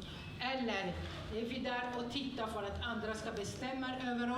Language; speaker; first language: Swedish; non-native, fluent; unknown